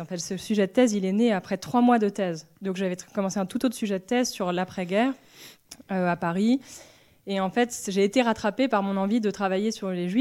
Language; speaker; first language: French; native; French